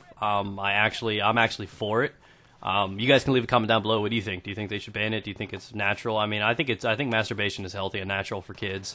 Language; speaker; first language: English; native; English